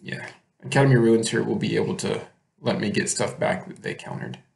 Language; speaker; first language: English; native; English